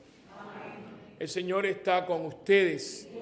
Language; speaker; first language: Spanish; native; Spanish